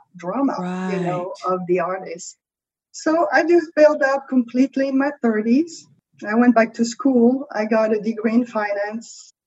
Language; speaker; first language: English; non-native, fluent; French